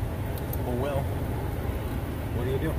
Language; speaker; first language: English; native; English